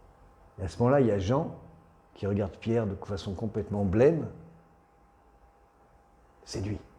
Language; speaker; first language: French; native; French